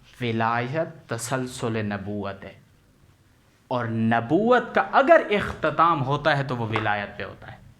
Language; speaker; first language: Urdu; non-native, local second language; Punjabi